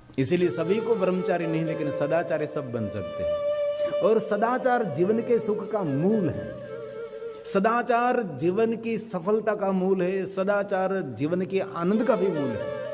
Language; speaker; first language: Hindi; non-native, local second language; Gujarati